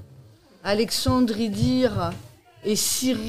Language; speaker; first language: French; native; French